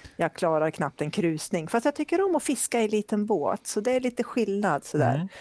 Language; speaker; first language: Swedish; native; Swedish